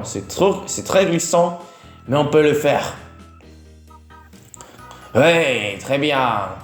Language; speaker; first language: French; non-native, learner; Vietnamese